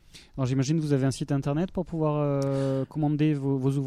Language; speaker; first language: French; native; French